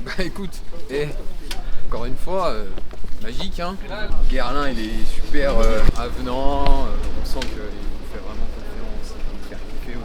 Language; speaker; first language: French; native; French